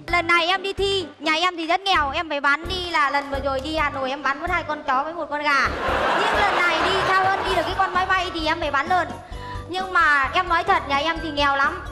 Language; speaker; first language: Vietnamese; non-native, local second language; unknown